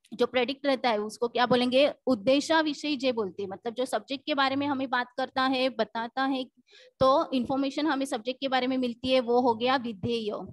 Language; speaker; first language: Hindi; non-native, local second language; Marathi